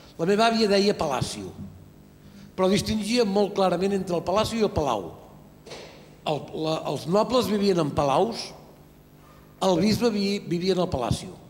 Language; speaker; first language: Catalan; native; Catalan